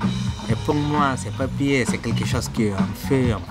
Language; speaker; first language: French; non-native, learner; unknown